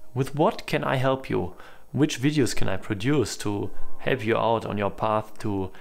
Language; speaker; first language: English; non-native, fluent; German